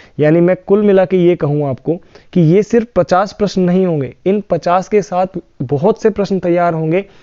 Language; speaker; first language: Hindi; native; Hindi